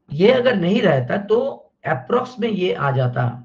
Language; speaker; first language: Hindi; non-native, local second language; Bangla